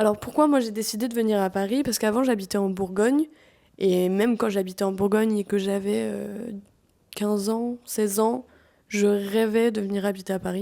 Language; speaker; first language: French; native; French